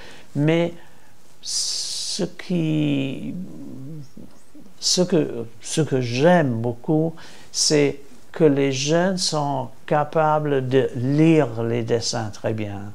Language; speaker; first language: French; non-native, fluent; English